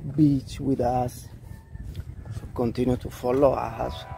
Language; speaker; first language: English; non-native, learner; Italian